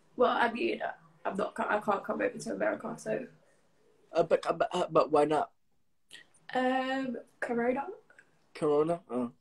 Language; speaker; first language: English; native; English